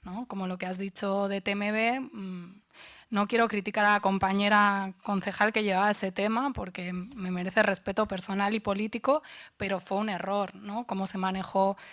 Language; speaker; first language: Spanish; non-native, local second language; Catalan